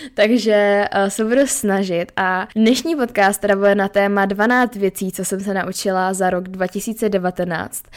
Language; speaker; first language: Czech; native; Czech